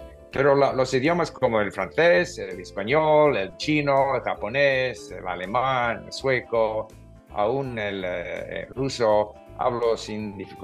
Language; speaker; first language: Spanish; non-native, fluent; English